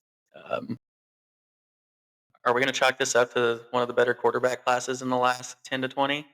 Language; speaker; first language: English; native; English